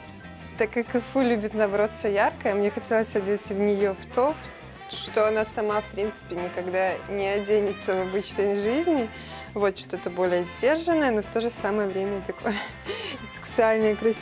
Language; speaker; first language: Russian; native; Russian